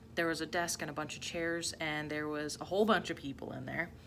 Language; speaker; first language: English; native; English